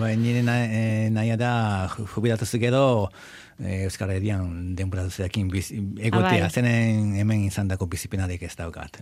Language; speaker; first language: Basque; non-native, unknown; Japanese